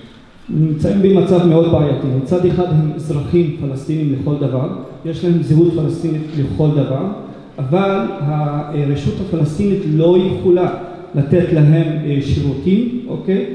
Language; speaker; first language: Hebrew; non-native, local second language; Arabic